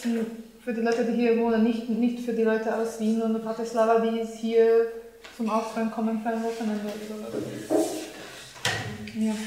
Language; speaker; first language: German; non-native, fluent; Slovak